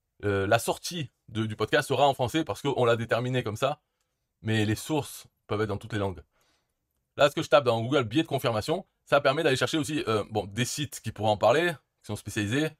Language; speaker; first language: French; native; French